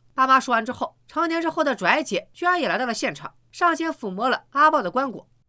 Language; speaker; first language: Chinese; native; Chinese